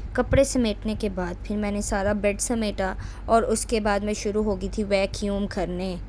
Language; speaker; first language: Urdu; native; Urdu